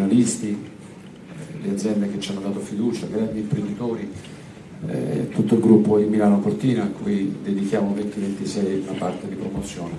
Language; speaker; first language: Italian; native; Italian